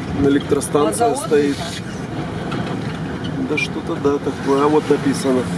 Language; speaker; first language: Russian; native; Russian